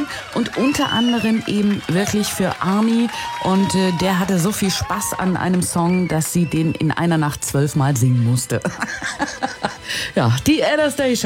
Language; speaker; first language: German; native; German